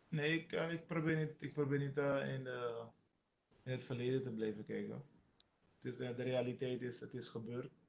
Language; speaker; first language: Dutch; non-native, local second language; Sranan Tongo